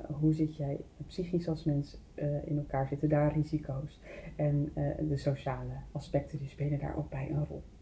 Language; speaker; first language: Dutch; native; Dutch